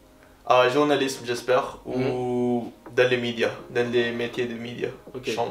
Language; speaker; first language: French; non-native, learner; Filipino